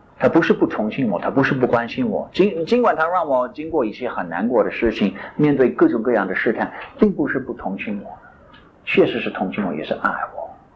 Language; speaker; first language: Chinese; non-native, fluent; English